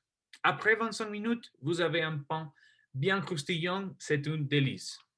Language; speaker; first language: French; non-native, learner; Spanish